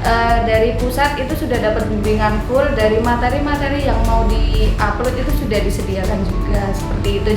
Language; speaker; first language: Indonesian; native; Indonesian